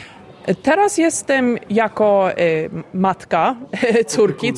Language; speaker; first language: Polish; early bilingual, heritage; Polish